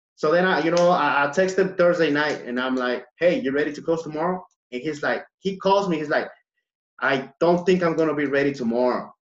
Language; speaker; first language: English; early bilingual, other home language; Spanish